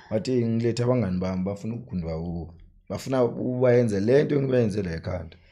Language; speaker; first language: Zulu; non-native, fluent; Tsonga